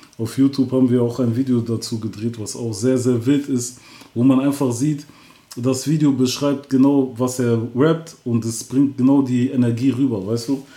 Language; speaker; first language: German; early bilingual, other home language; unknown